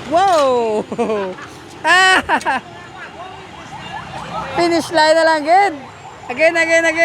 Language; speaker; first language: Filipino; native; Filipino